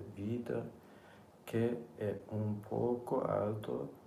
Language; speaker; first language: Portuguese; non-native, learner; English